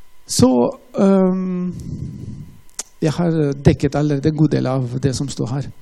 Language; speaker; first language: Norwegian; non-native, fluent; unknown